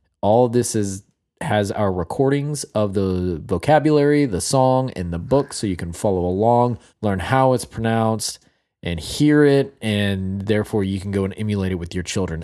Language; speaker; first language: English; native; English